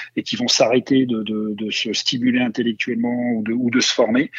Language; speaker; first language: French; native; French